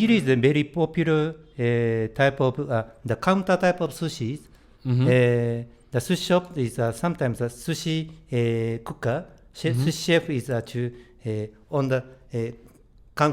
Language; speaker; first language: English; non-native, learner; Japanese